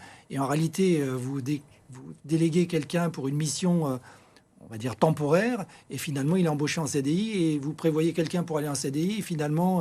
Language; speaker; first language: French; native; French